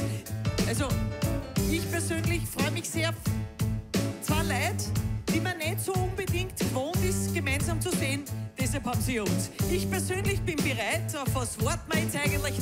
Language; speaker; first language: German; native; German